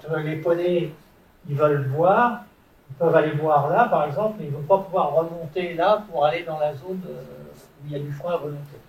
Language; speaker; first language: French; native; French